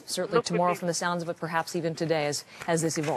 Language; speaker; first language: English; native; English